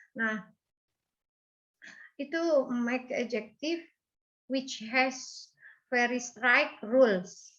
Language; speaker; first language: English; non-native, learner; Indonesian